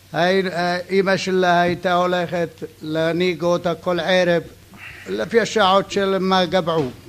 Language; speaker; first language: Hebrew; non-native, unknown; Arabic